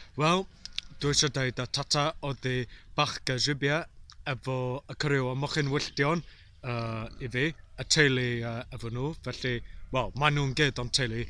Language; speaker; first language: Welsh; non-native, local second language; English